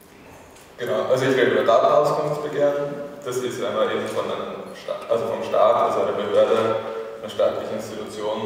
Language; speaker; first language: German; native; German